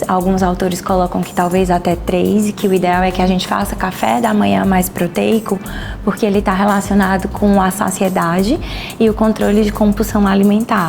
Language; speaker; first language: Portuguese; native; Portuguese